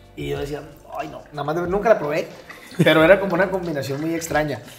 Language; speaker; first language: Spanish; native; Spanish